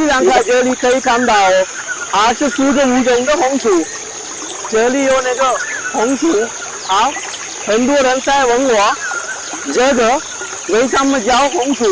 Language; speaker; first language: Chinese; non-native, learner; Sinhala